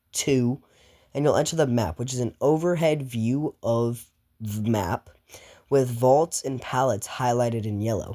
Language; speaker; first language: English; native; English